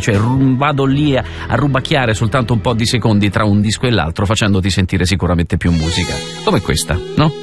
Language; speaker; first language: Italian; native; Italian